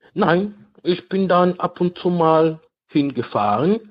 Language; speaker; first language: German; non-native, fluent; French